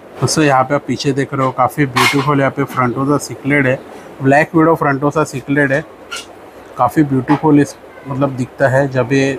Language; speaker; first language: Hindi; non-native, local second language; Marathi